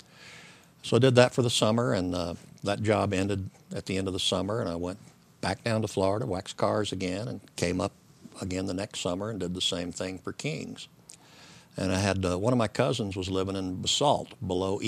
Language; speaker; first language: English; native; English